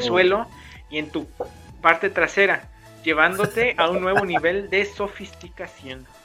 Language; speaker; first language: Spanish; native; Spanish